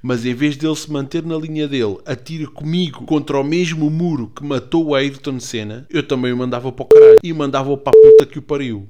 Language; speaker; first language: Portuguese; native; Portuguese